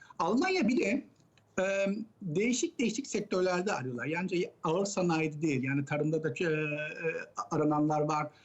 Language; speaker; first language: Turkish; early bilingual, heritage; Turkish